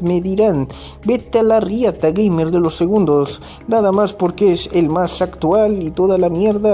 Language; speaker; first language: Spanish; native; Spanish